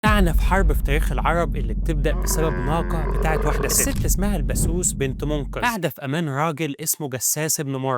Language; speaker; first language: Arabic; native; Arabic